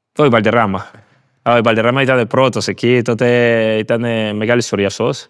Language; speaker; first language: Greek; non-native, learner; Spanish